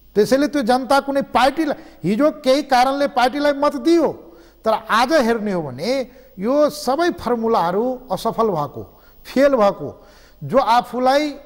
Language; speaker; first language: Nepali; non-native, local second language; Maithili